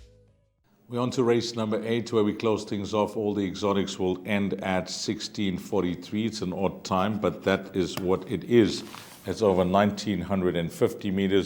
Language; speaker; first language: English; native; English